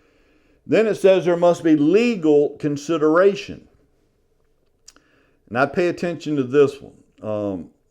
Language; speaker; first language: English; native; English